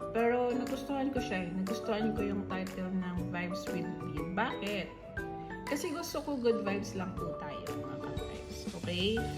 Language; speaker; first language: Filipino; non-native, local second language; Cebuano